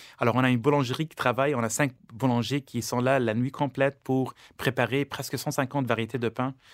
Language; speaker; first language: French; non-native, local second language; Arabic